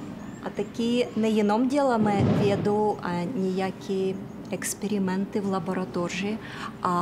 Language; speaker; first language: Czech; non-native, fluent; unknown